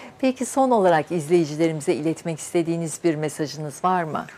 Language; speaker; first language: Turkish; native; Turkish